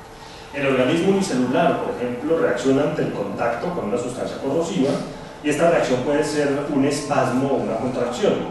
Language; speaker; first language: Spanish; native; Spanish